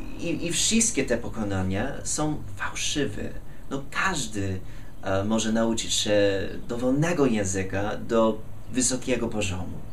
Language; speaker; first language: Polish; non-native, fluent; English